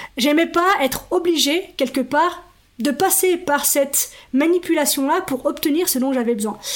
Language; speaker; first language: French; native; French